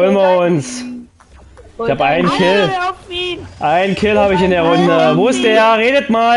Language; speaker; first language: German; native; German